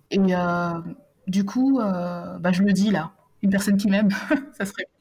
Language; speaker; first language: French; native; French